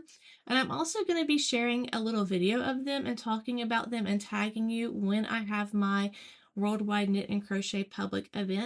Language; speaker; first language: English; native; English